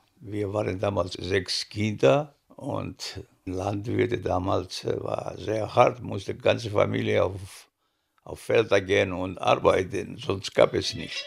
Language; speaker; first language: German; non-native, fluent; Greek